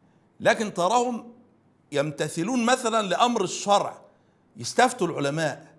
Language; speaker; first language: Arabic; native; Arabic